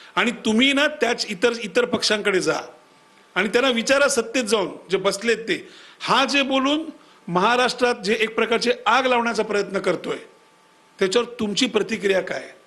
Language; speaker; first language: Marathi; native; Marathi